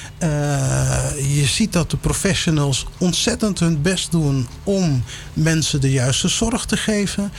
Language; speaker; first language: Dutch; early bilingual, other home language; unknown